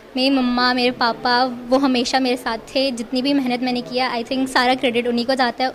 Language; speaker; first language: Hindi; native; Hindi